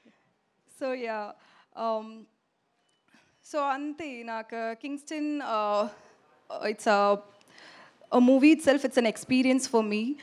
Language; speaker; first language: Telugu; non-native, learner; Tamil